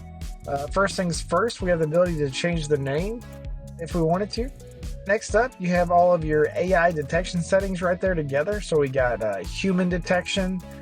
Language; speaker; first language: English; native; English